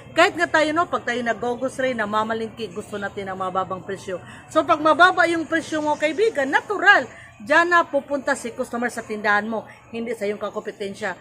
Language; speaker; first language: Filipino; non-native, local second language; Cebuano